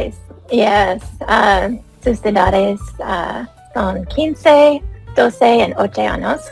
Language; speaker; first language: Spanish; non-native, learner; English